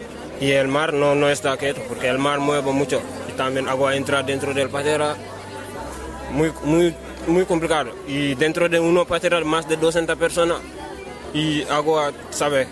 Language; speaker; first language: Spanish; non-native, learner; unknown